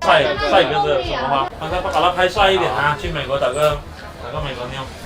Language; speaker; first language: Chinese; native; Chinese